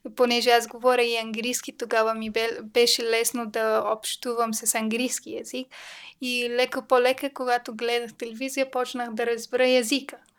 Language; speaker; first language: Bulgarian; non-native, learner; Persian